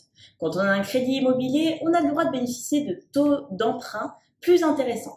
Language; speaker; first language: French; native; French